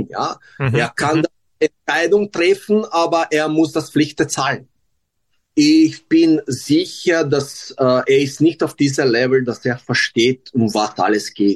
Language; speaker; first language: German; non-native, fluent; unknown